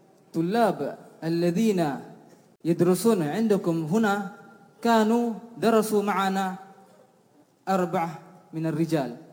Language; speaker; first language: Arabic; non-native, learner; Indonesian